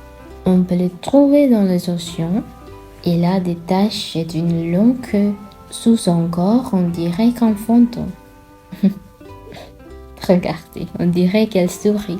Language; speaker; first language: French; non-native, fluent; Sinhala